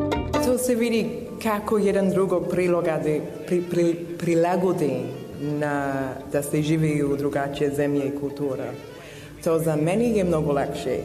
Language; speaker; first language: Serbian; non-native, learner; English